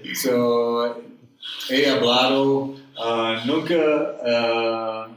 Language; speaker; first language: Spanish; non-native, learner; English